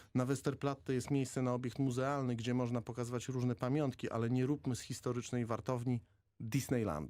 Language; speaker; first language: Polish; native; Polish